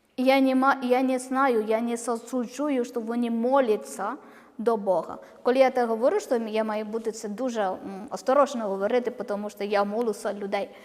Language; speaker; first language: Ukrainian; non-native, learner; Malayalam